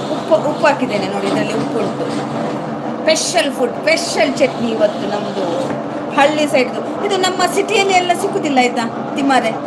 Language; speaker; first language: Kannada; non-native, local second language; Tulu